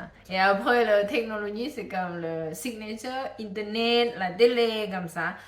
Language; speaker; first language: French; non-native, learner; Thai